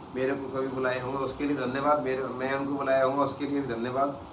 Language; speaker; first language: Hindi; non-native, local second language; Kannada